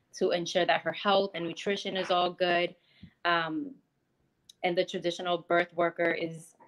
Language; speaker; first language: English; native; English